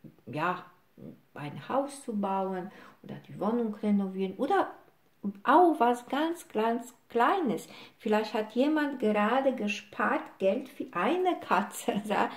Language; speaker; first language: German; non-native, fluent; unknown